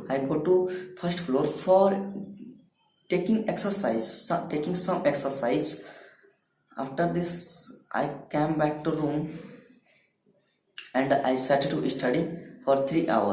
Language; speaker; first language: English; non-native, learner; Hindi